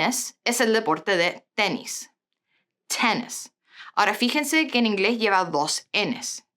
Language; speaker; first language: Spanish; non-native, fluent; English